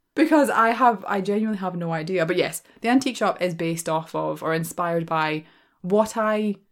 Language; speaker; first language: English; native; English